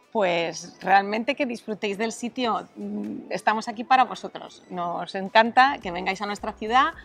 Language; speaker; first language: Spanish; native; Spanish